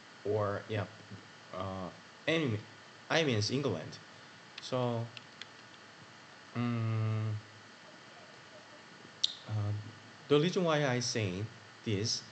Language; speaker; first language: English; non-native, learner; Korean